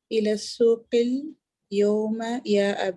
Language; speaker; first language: Arabic; non-native, learner; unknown